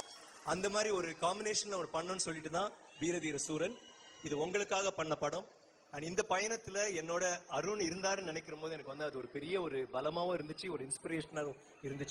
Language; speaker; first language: Tamil; native; Tamil